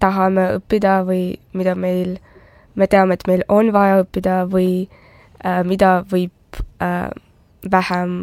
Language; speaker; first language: Estonian; non-native, local second language; Russian